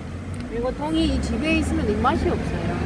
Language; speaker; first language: Korean; non-native, fluent; Russian